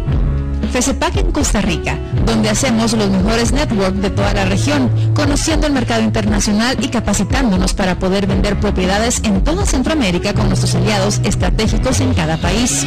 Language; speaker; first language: Spanish; native; Spanish